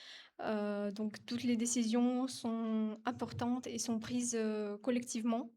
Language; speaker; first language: French; non-native, fluent; Ukrainian